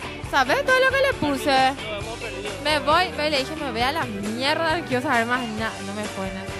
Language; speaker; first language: Spanish; native; Spanish